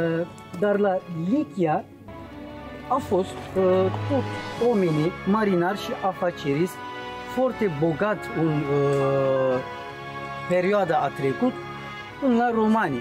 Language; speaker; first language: Romanian; non-native, learner; Turkish